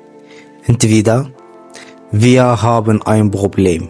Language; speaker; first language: German; non-native, fluent; Arabic